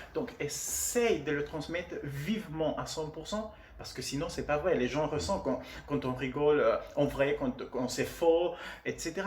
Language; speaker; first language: French; non-native, fluent; Spanish